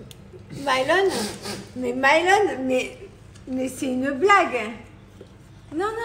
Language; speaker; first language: French; native; French